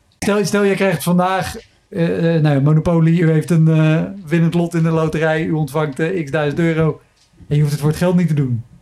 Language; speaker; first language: Dutch; native; Dutch